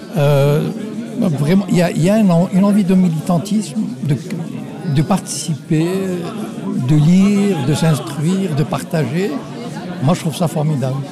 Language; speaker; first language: French; non-native, local second language; Arabic